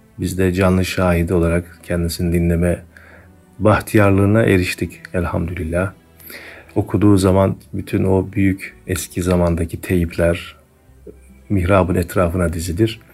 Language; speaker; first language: Turkish; native; Turkish